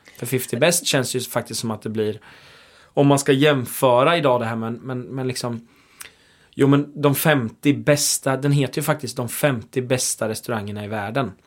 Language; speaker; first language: Swedish; native; Swedish